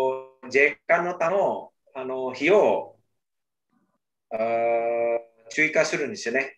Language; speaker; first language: Japanese; non-native, learner; Indonesian